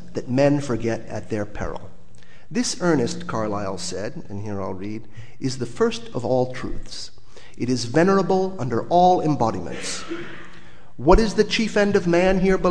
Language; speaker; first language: English; native; English